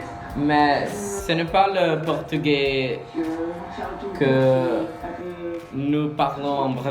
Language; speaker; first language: French; non-native, learner; Portuguese